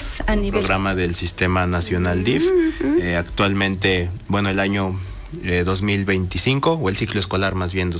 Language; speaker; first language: Spanish; native; Spanish